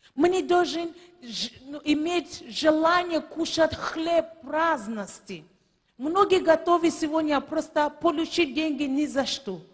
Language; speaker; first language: Russian; non-native, fluent; Yoruba